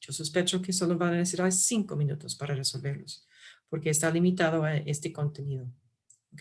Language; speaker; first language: Spanish; non-native, fluent; English